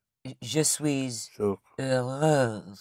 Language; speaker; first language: French; non-native, learner; English